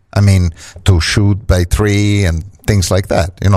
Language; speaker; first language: English; non-native, fluent; Italian